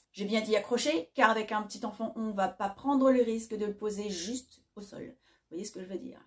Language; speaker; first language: French; native; French